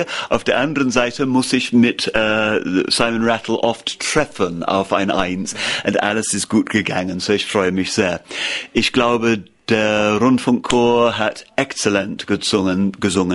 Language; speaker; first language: German; non-native, learner; English